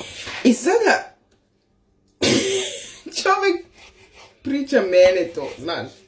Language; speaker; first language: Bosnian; non-native, learner; Slovenian